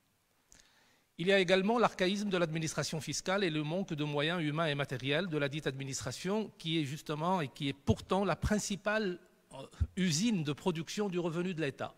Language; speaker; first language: French; non-native, local second language; Arabic